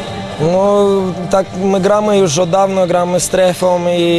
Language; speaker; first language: Polish; non-native, fluent; Romanian